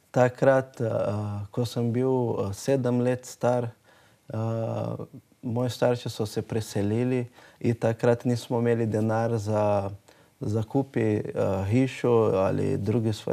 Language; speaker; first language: Slovenian; non-native, learner; Portuguese